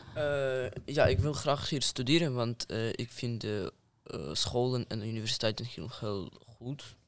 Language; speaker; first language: Dutch; non-native, fluent; Ukrainian